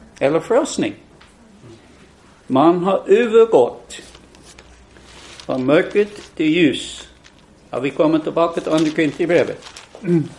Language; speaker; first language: Swedish; non-native, fluent; English